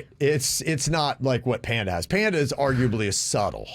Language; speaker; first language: English; native; English